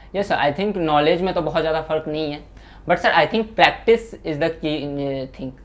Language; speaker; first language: Hindi; native; Hindi